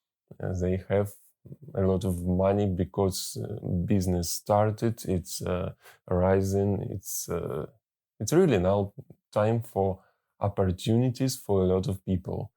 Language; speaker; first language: English; non-native, learner; Russian